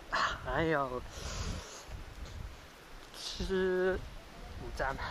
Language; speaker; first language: Chinese; non-native, learner; English